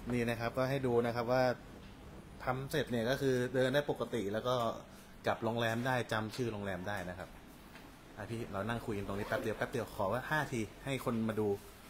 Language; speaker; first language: Thai; native; Thai